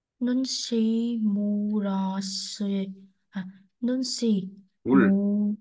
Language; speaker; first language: Korean; non-native, learner; Vietnamese